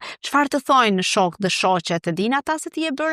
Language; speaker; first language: Albanian; native; Albanian